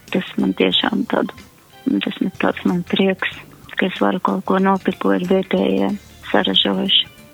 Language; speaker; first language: Latvian; native; Latvian